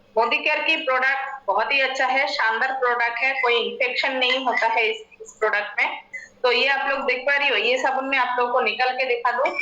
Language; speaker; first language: Hindi; non-native, local second language; Assamese